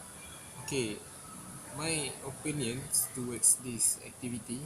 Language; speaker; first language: English; non-native, local second language; Malay